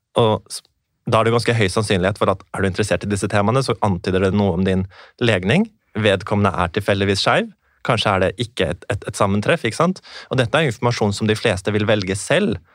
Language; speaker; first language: Norwegian; native; Norwegian